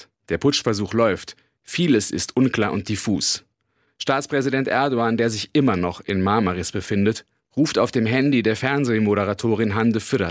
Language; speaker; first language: German; native; German